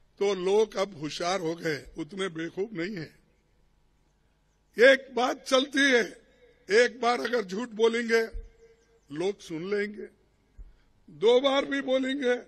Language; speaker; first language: Hindi; non-native, local second language; Kannada